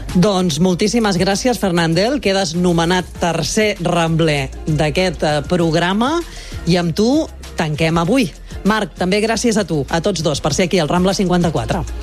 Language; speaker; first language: Catalan; native; Catalan